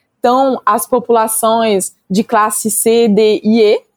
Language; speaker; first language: Portuguese; non-native, fluent; French